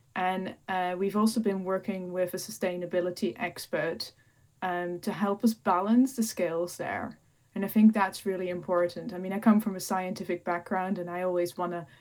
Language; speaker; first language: English; non-native, fluent; Dutch